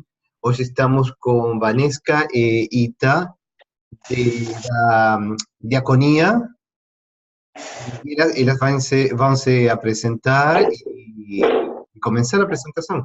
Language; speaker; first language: Portuguese; non-native, fluent; Spanish